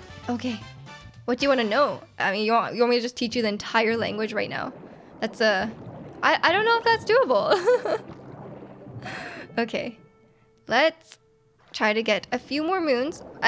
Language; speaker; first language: English; native; English